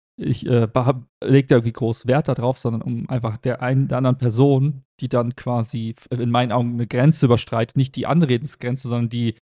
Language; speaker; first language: German; native; German